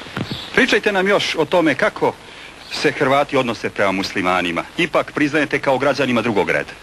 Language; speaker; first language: Croatian; native; Croatian